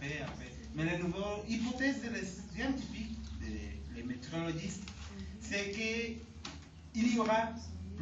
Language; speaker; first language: French; non-native, learner; Spanish